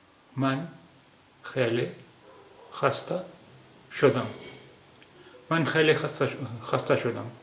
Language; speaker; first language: Persian; non-native, fluent; Urdu